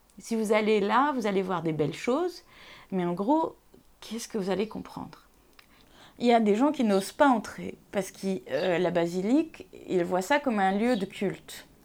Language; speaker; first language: French; non-native, local second language; Arabic